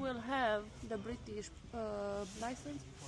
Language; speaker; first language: English; non-native, fluent; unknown